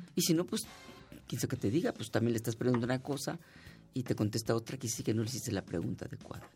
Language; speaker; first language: Spanish; native; Spanish